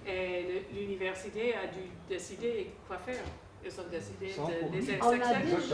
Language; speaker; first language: French; non-native, fluent; English